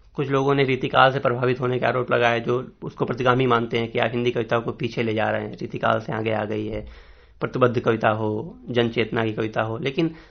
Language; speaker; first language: Hindi; native; Hindi